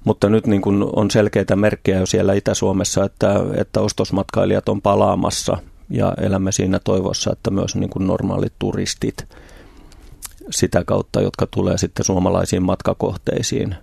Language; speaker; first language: Finnish; native; Finnish